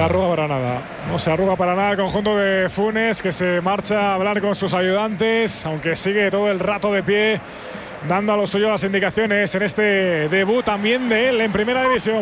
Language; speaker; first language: Spanish; native; Spanish